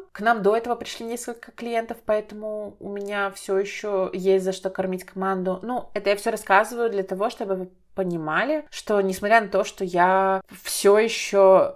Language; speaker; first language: Russian; native; Russian